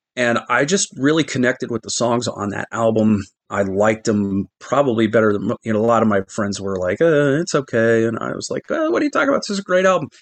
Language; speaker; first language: English; native; English